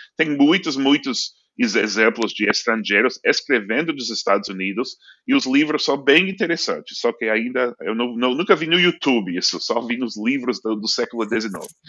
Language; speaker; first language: Portuguese; non-native, fluent; English